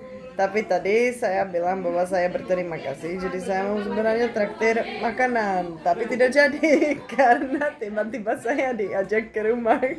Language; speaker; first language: Indonesian; non-native, fluent; Czech